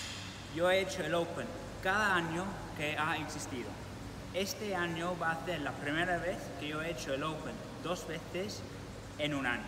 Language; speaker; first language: Spanish; non-native, learner; English